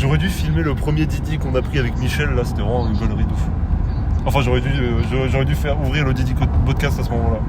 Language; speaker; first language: French; native; French